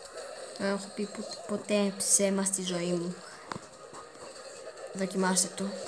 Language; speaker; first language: Greek; early bilingual, heritage; Greek